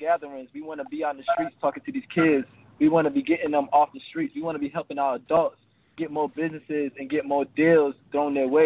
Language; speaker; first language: English; native; English